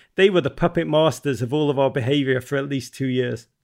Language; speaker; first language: English; native; English